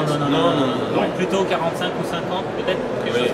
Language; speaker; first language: French; native; French